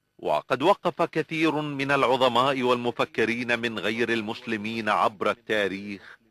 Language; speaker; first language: Arabic; native; Arabic